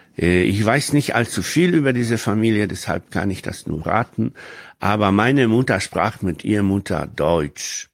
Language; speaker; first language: German; non-native, fluent; Polish